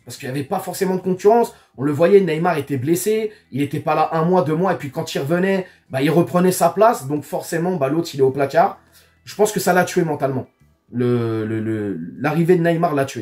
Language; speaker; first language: French; native; French